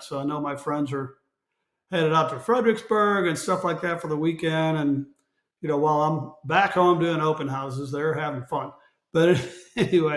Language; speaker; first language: English; native; English